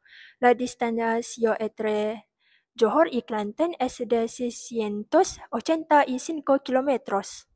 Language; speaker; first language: Spanish; non-native, learner; Malay